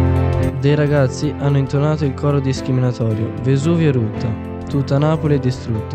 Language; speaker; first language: Italian; native; Italian